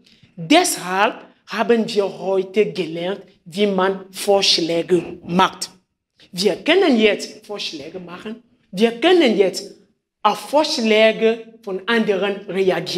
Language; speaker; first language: German; non-native, fluent; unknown